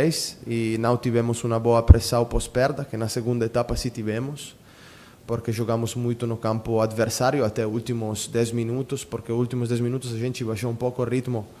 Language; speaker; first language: Portuguese; non-native, fluent; Italian